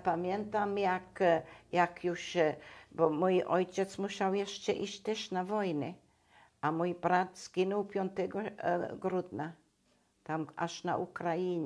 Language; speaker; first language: Polish; non-native, local second language; German